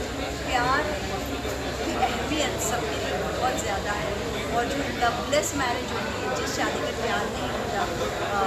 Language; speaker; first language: Hindi; native; Hindi